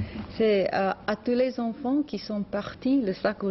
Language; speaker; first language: French; non-native, learner; English